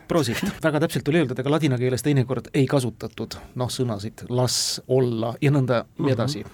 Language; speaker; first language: Estonian; native; Estonian